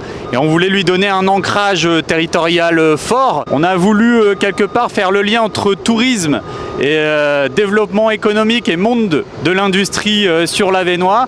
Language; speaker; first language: French; native; French